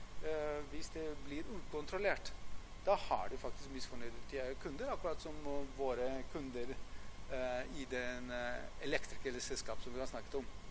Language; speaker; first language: Norwegian; non-native, fluent; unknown